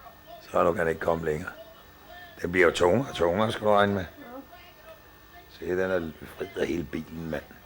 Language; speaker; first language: Danish; native; Danish